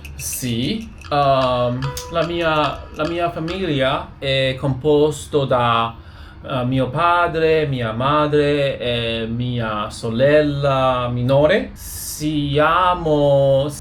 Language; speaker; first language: Italian; non-native, learner; Chinese